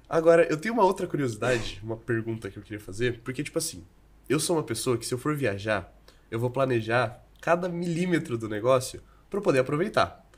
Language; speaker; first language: Portuguese; native; Portuguese